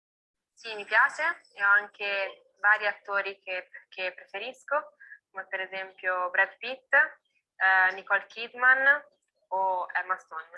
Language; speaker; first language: Italian; non-native, learner; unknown